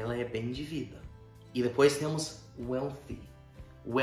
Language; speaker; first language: Portuguese; non-native, fluent; English